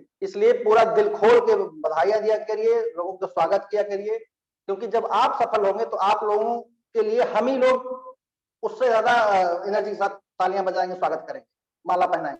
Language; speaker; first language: Hindi; native; Hindi